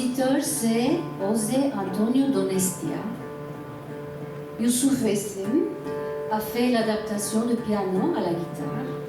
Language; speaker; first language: French; non-native, learner; Turkish